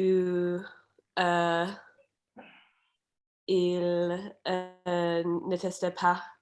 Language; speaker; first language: French; non-native, fluent; English